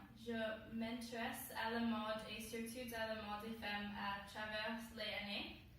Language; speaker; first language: French; non-native, learner; English